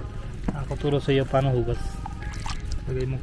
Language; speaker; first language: Filipino; non-native, learner; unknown